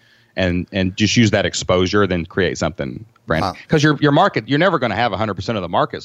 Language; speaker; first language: English; native; English